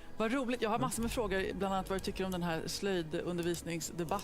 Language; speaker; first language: Swedish; native; Swedish